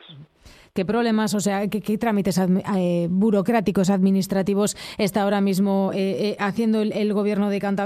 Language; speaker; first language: Spanish; native; Spanish